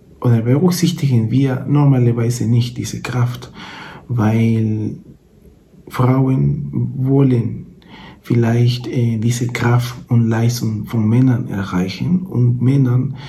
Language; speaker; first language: German; non-native, fluent; Spanish